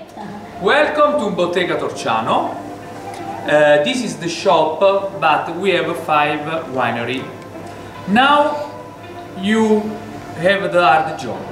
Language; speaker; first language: English; non-native, learner; Italian